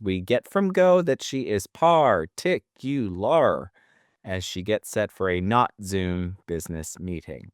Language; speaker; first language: English; native; English